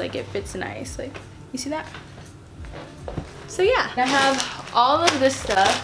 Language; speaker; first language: English; native; English